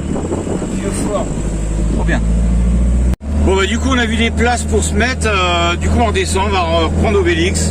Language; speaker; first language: French; native; French